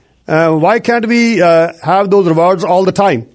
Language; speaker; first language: English; non-native, local second language; Punjabi